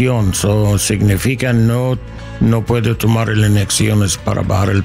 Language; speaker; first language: Spanish; non-native, learner; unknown